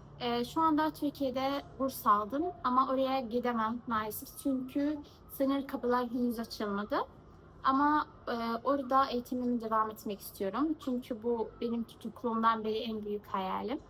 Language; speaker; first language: Turkish; non-native, fluent; Arabic